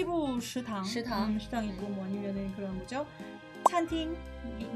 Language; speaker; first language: Korean; native; Korean